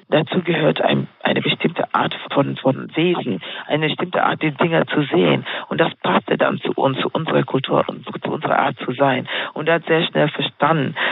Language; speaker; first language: German; non-native, fluent; Swahili